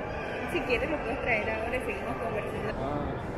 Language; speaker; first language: Spanish; native; Spanish